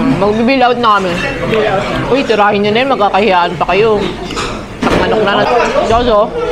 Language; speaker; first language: Filipino; native; Filipino